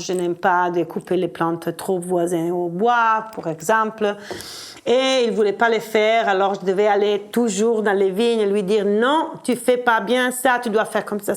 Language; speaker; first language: French; non-native, fluent; Italian